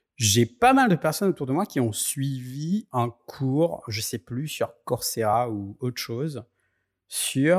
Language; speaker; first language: French; native; French